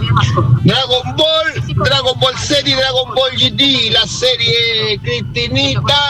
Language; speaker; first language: Spanish; native; Spanish